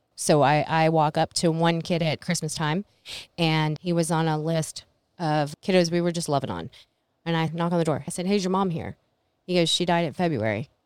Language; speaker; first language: English; native; English